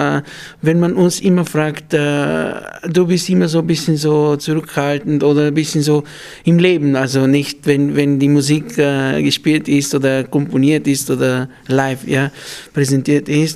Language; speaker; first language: German; non-native, fluent; Bulgarian